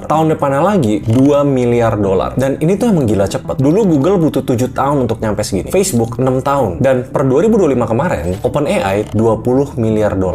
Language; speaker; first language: Indonesian; native; Indonesian